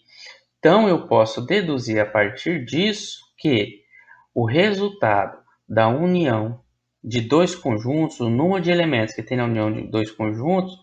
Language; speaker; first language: Portuguese; native; Portuguese